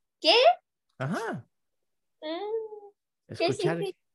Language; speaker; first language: Spanish; non-native, learner; English